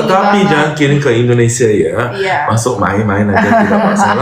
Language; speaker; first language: Indonesian; non-native, fluent; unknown